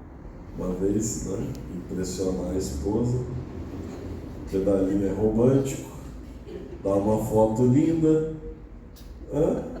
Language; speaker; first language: Portuguese; native; Portuguese